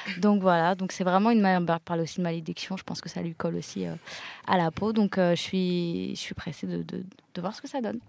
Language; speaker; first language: French; native; French